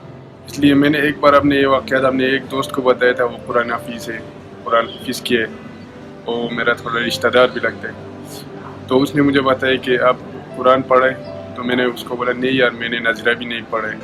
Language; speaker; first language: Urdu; non-native, local second language; Khowar